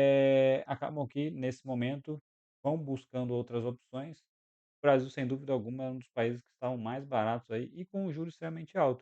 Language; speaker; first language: Portuguese; native; Portuguese